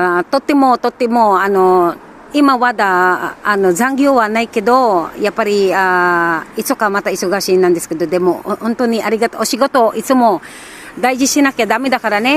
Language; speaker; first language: Japanese; non-native, learner; Filipino